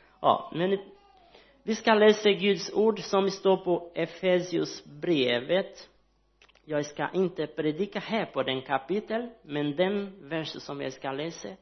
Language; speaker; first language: Swedish; non-native, learner; Portuguese